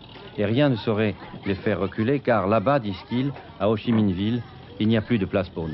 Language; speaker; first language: French; native; French